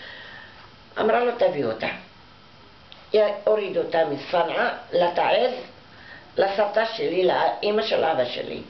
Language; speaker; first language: Hebrew; non-native, fluent; Arabic